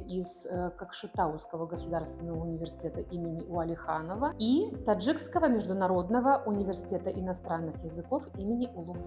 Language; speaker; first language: Russian; native; Russian